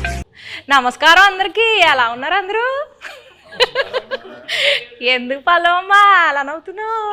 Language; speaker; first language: Telugu; native; Telugu